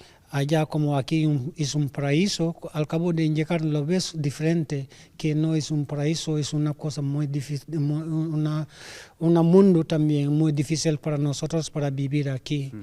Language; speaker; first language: Spanish; non-native, learner; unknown